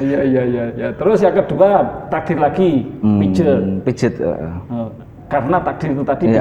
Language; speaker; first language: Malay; non-native, local second language; Javanese